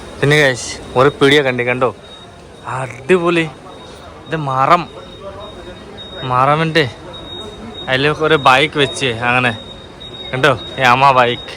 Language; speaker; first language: Malayalam; non-native, learner; Bangla